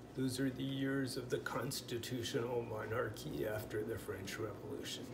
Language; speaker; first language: English; native; English